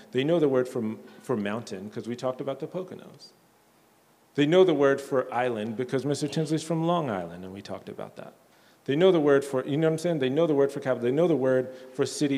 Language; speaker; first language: English; native; English